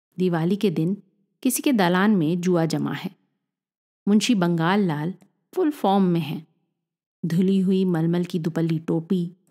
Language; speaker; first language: Hindi; native; Hindi